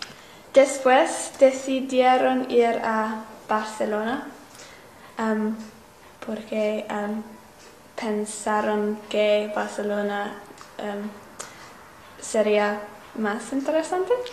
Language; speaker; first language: Spanish; non-native, learner; English